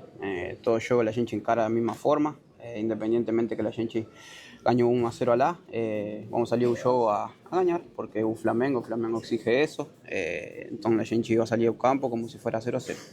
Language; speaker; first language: Portuguese; non-native, learner; Spanish